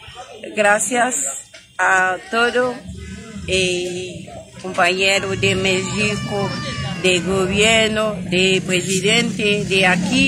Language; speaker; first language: Spanish; non-native, learner; Haitian Creole